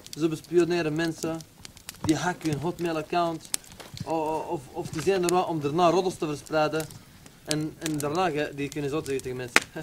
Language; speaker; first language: Dutch; early bilingual, other home language; Arabic